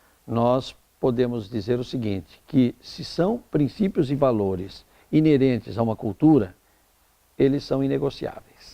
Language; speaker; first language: Portuguese; native; Portuguese